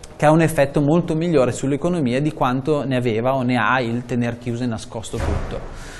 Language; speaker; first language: Italian; native; Italian